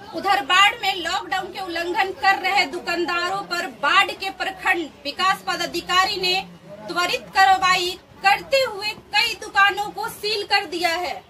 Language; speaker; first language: Hindi; native; Hindi